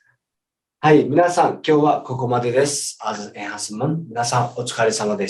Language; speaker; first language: Japanese; non-native, fluent; Nepali